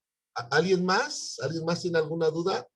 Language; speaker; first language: Spanish; native; Spanish